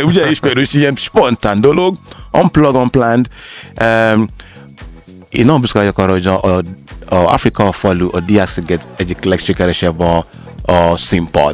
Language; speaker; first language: Hungarian; non-native, learner; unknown